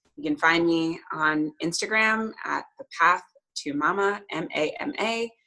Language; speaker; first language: English; native; English